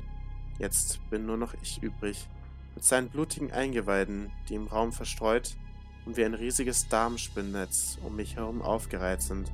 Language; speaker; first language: German; native; German